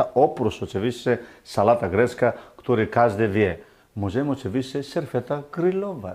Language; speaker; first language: Polish; non-native, learner; Greek